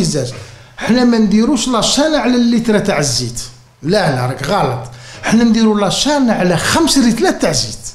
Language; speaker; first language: Arabic; native; Arabic